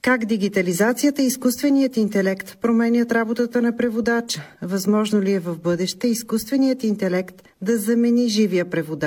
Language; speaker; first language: Bulgarian; native; Bulgarian